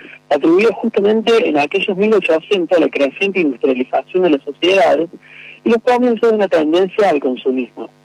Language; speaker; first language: Spanish; native; Spanish